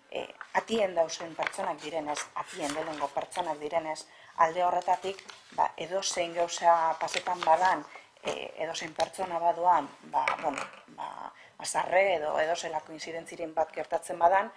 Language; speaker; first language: Basque; native; Basque